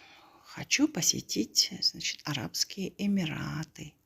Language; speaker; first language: Russian; non-native, local second language; Kazakh